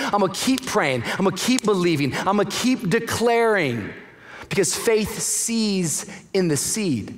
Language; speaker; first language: English; native; English